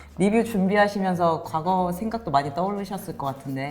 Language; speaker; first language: Korean; native; Korean